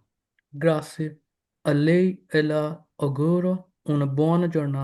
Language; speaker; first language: Italian; non-native, learner; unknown